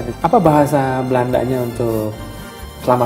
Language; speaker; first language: Indonesian; native; Indonesian